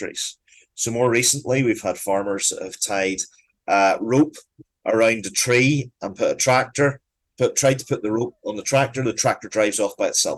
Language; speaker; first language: English; native; English